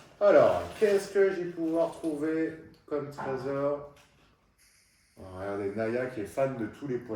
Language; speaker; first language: French; native; French